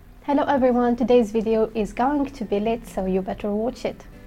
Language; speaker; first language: English; non-native, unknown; Arabic